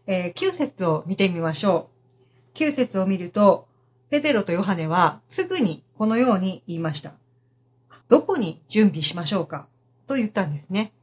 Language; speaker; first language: Japanese; native; Japanese